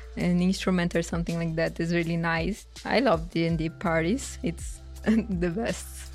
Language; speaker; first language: English; non-native, fluent; Portuguese